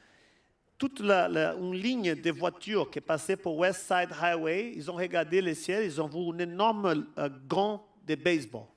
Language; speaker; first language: French; non-native, fluent; Portuguese